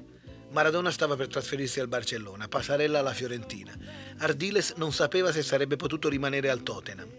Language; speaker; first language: Italian; native; Italian